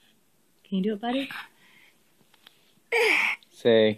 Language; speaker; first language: English; native; English